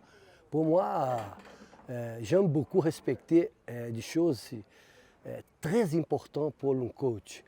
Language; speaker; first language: French; non-native, fluent; Portuguese